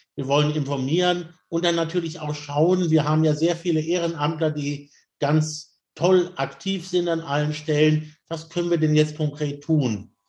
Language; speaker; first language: German; native; German